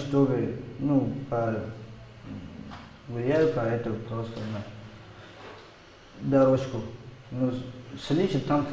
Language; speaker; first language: Russian; non-native, local second language; Tajik